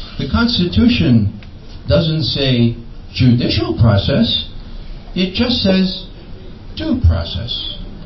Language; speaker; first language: English; native; English